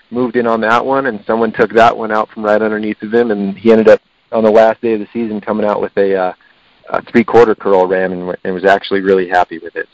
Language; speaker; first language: English; native; English